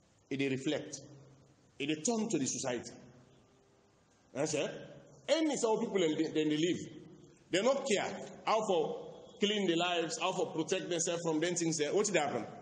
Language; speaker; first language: English; non-native, local second language; Krio